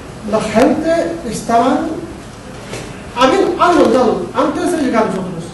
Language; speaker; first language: Spanish; non-native, learner; Urdu